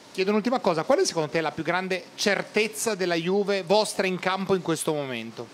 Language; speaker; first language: Italian; native; Italian